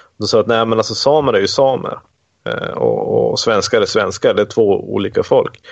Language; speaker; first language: Swedish; native; Swedish